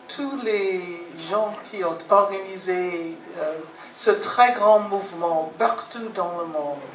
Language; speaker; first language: French; non-native, fluent; English